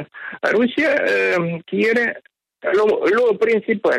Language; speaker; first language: Spanish; non-native, fluent; Ukrainian